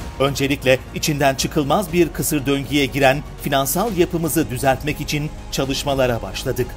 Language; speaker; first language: Turkish; native; Turkish